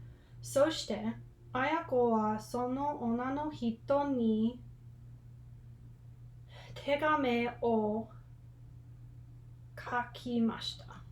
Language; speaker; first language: Japanese; non-native, learner; English